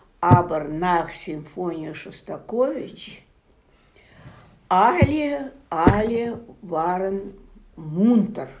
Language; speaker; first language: German; non-native, learner; Russian